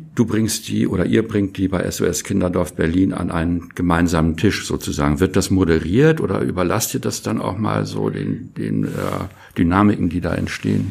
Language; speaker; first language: German; native; German